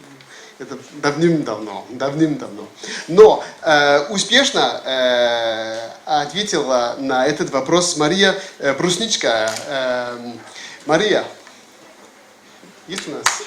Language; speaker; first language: Russian; non-native, fluent; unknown